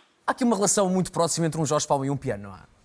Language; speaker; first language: Portuguese; native; Portuguese